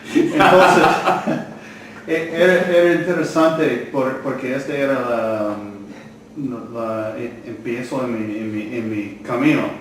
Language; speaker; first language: Spanish; non-native, learner; English